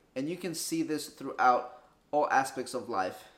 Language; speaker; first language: English; early bilingual, other home language; Spanish